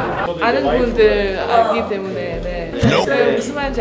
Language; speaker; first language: Korean; non-native, fluent; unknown